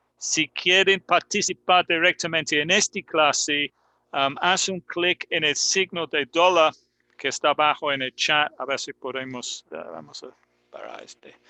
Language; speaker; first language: Spanish; non-native, fluent; English